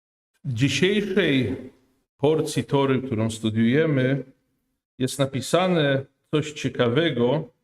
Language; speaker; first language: Polish; non-native, fluent; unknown